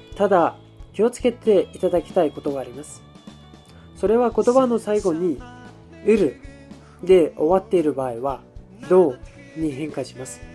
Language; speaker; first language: Japanese; non-native, fluent; Mongolian